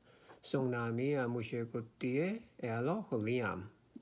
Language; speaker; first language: French; non-native, learner; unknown